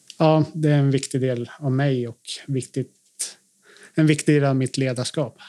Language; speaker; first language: Swedish; native; Swedish